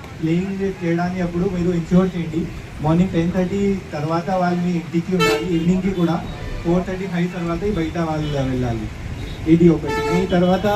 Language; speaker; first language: Telugu; non-native, fluent; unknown